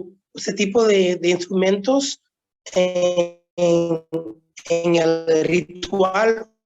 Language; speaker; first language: Spanish; non-native, local second language; Haitian Creole